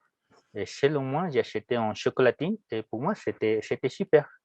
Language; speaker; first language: French; non-native, fluent; Spanish